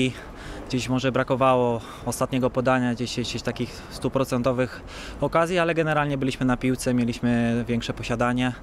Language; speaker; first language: Polish; native; Polish